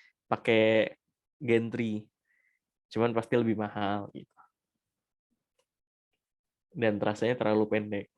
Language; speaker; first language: Indonesian; native; Indonesian